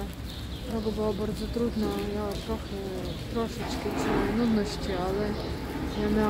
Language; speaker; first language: Polish; non-native, learner; Ukrainian